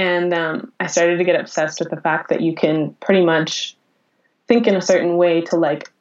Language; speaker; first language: English; native; English